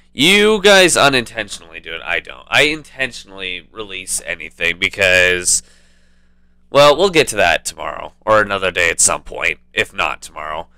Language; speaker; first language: English; native; English